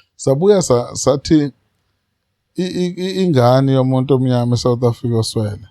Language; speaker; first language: Zulu; native; Zulu